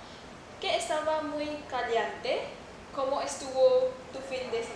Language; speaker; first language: Spanish; non-native, learner; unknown